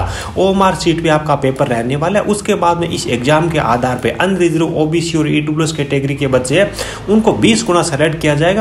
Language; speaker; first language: Hindi; native; Hindi